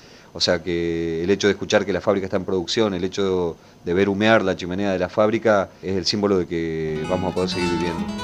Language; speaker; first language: Spanish; native; Spanish